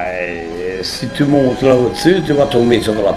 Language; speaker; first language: French; native; French